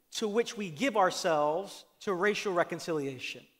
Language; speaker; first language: English; native; English